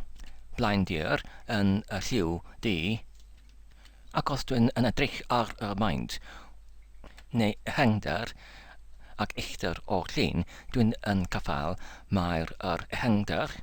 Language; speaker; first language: Welsh; non-native, learner; English